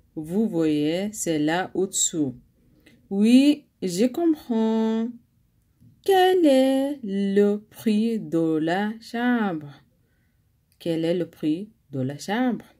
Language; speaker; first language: French; non-native, learner; Arabic